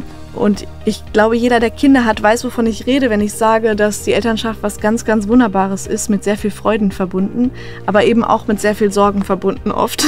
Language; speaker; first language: German; native; German